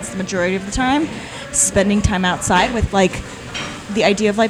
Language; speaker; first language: English; native; English